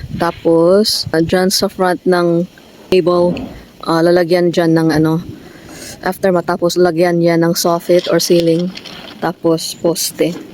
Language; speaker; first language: Filipino; non-native, local second language; Cebuano